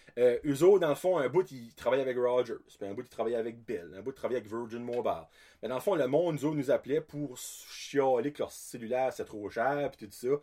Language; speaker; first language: French; native; French